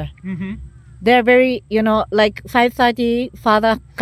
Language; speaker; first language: English; non-native, learner; Japanese